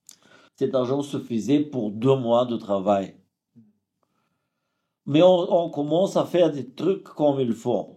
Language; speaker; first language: French; non-native, fluent; Bulgarian